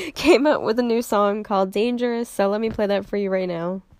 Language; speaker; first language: English; native; English